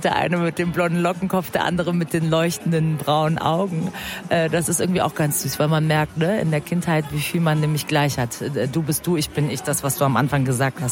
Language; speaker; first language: German; early bilingual, other home language; Persian